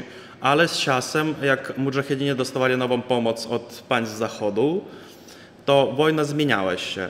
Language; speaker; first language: Polish; non-native, fluent; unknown